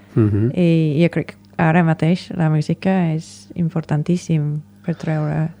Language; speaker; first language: Catalan; non-native, fluent; English